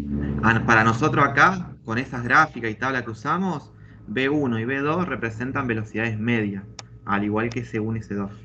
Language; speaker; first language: Spanish; native; Spanish